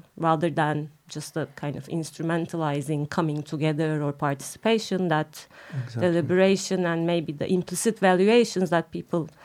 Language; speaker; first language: English; non-native, fluent; Turkish